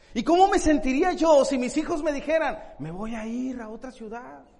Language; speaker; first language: Spanish; native; Spanish